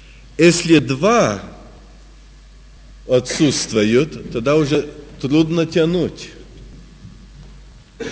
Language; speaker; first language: Russian; early bilingual, heritage; Russian